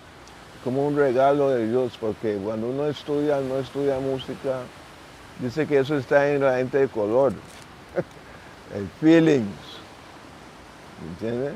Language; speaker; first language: Spanish; non-native, local second language; English